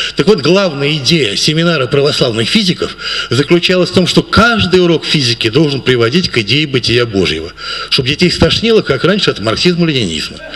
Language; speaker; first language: Russian; native; Russian